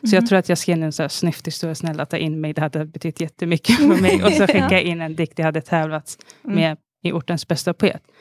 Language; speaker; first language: Swedish; early bilingual, other home language; Arabic